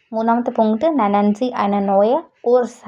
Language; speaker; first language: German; non-native, learner; Malayalam